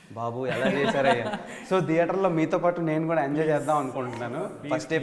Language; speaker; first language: Telugu; native; Telugu